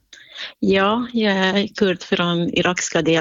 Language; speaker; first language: Swedish; non-native, fluent; Central Kurdish